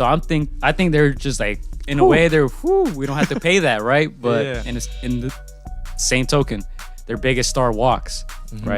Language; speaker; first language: English; native; English